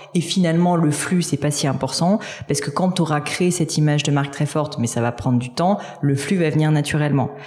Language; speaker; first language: French; native; French